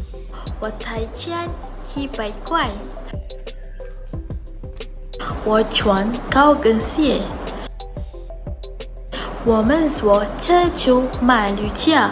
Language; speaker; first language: Chinese; non-native, learner; Malay